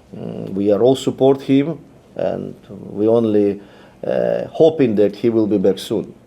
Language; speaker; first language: English; non-native, learner; Ukrainian